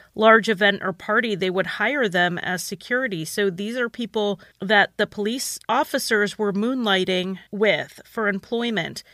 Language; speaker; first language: English; native; English